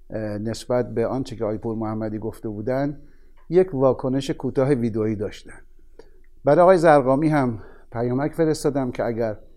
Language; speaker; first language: Persian; native; Persian